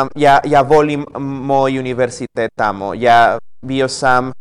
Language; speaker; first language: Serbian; non-native, learner; Spanish